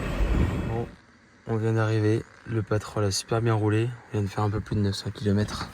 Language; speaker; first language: French; native; French